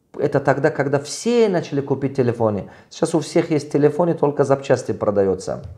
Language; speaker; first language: Russian; non-native, local second language; Tajik